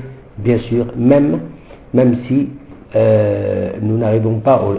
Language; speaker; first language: French; native; French